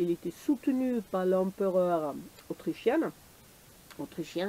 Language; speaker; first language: French; native; French